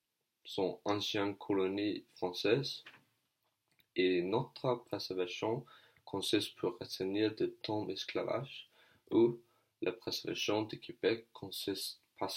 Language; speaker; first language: French; non-native, learner; Danish